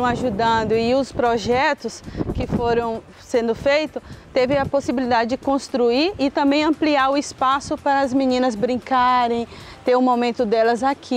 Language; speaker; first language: Portuguese; native; Portuguese